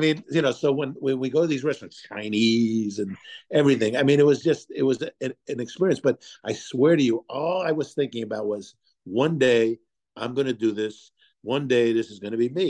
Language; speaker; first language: English; native; English